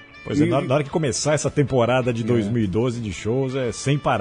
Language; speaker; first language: Portuguese; native; Portuguese